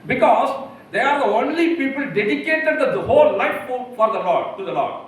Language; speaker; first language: English; non-native, local second language; Tamil